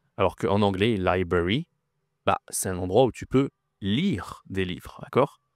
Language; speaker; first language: French; native; French